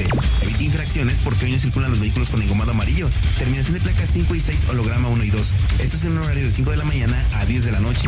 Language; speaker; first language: Spanish; native; Spanish